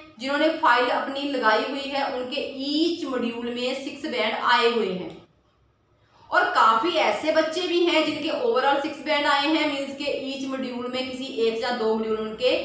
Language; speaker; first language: Hindi; non-native, local second language; Punjabi